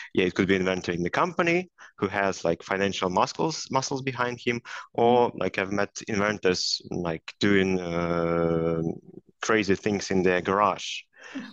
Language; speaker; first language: English; non-native, fluent; Russian